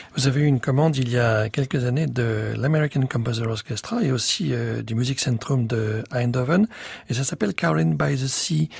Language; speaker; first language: French; native; French